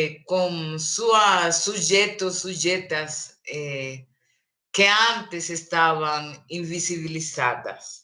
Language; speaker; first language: Portuguese; non-native, learner; Spanish